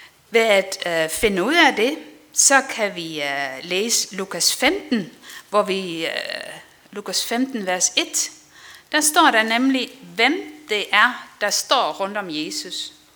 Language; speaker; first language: Danish; non-native, fluent; Dutch